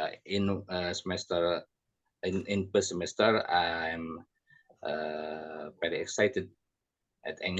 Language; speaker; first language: English; non-native, learner; Indonesian